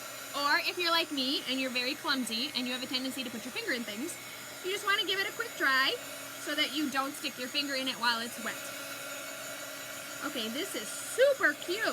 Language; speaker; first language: English; native; English